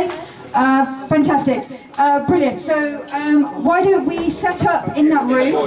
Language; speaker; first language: English; native; English